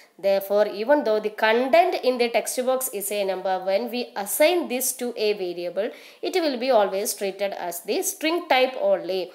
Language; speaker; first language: English; non-native, local second language; Malayalam